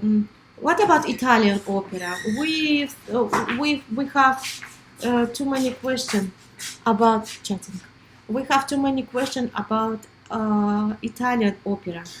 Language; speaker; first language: English; non-native, learner; Russian